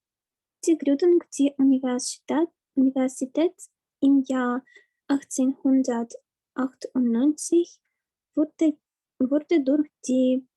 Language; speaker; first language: German; non-native, learner; Ukrainian